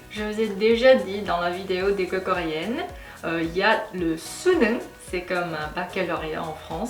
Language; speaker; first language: French; non-native, fluent; Korean